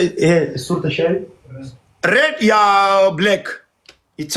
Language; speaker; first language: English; non-native, learner; Pashto